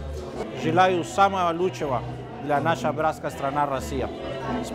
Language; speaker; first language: Russian; non-native, learner; Spanish